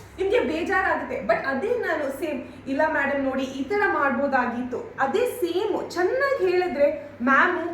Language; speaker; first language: Kannada; non-native, learner; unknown